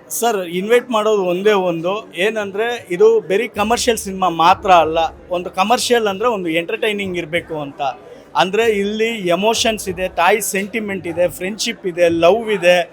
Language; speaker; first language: Kannada; native; Kannada